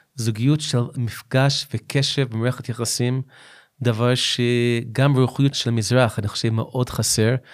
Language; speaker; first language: Hebrew; non-native, fluent; English